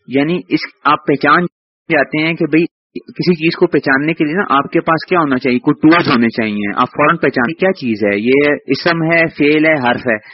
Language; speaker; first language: Urdu; native; Urdu